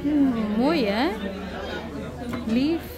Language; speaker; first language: Dutch; non-native, learner; Filipino